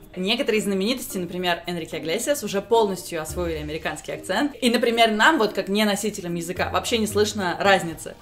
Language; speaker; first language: Russian; native; Russian